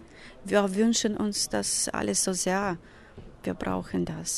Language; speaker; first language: German; non-native, fluent; Ukrainian